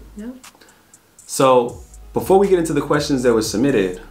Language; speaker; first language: English; native; English